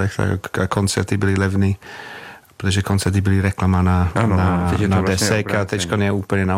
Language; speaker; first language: Czech; non-native, fluent; English